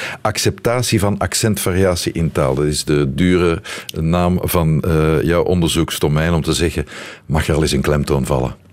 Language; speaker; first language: Dutch; native; Dutch